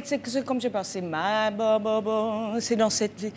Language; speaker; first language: French; non-native, fluent; English